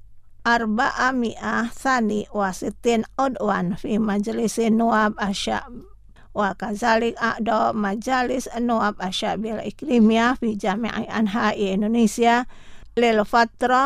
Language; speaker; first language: Arabic; non-native, fluent; Indonesian